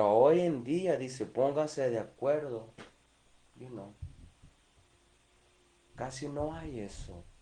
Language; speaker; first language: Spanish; early bilingual, heritage; Spanish